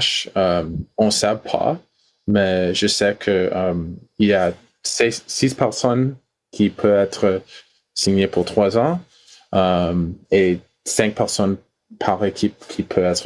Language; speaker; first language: French; non-native, learner; English